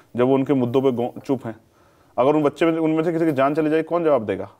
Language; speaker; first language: Hindi; native; Hindi